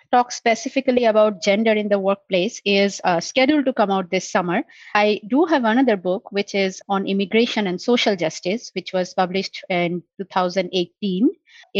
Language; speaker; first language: English; non-native, local second language; Bangla